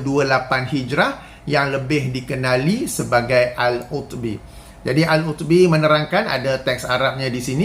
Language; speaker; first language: Malay; native; Malay